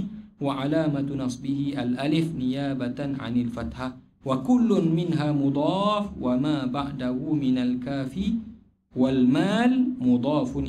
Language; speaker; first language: Arabic; non-native, fluent; Malay